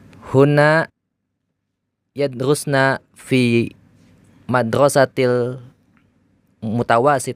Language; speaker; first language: Arabic; non-native, learner; Indonesian